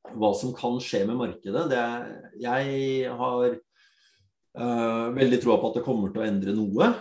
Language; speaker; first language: Norwegian; early bilingual, other home language; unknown